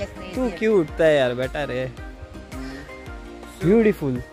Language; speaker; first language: English; non-native, fluent; Hindi